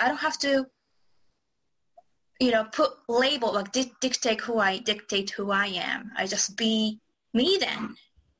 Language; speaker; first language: English; non-native, fluent; Japanese